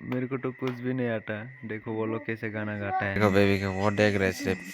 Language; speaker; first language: Hindi; non-native, local second language; Kok Borok